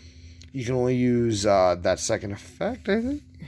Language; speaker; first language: English; native; English